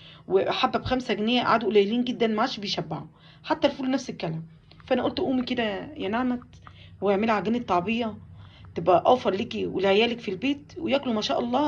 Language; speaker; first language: Arabic; native; Arabic